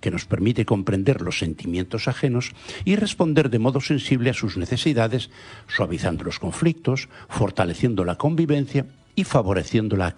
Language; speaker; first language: Spanish; non-native, local second language; Galician